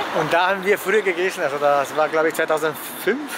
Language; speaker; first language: German; native; German